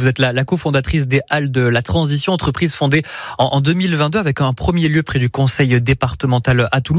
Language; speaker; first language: French; native; French